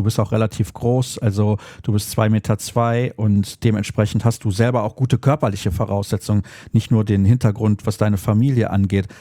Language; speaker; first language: German; native; German